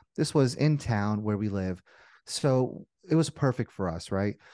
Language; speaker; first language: English; native; English